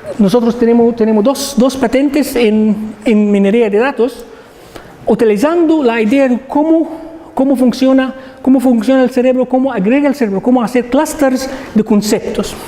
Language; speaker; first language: Spanish; non-native, learner; Arabic